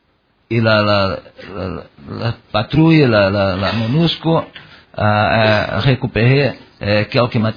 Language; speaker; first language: French; non-native, learner; Portuguese